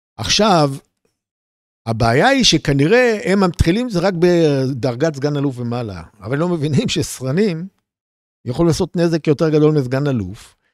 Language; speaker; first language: Hebrew; native; Hebrew